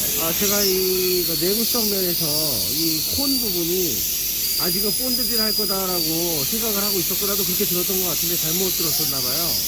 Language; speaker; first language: Korean; native; Korean